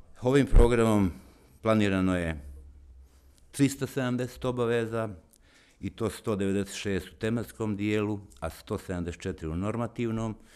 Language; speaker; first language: Bosnian; native; Bosnian